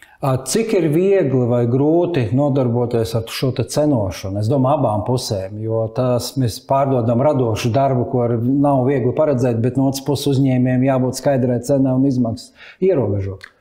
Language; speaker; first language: Latvian; native; Latvian